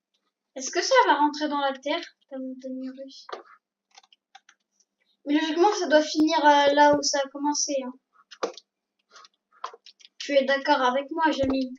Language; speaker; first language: French; native; French